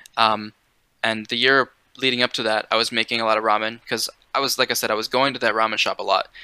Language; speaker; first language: English; native; English